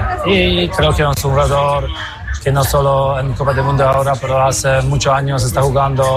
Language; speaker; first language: Spanish; non-native, fluent; Polish